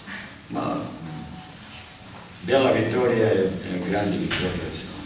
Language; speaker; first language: Italian; non-native, learner; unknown